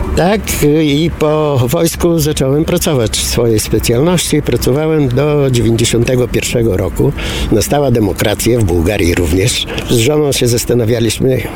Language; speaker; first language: Polish; non-native, fluent; Bulgarian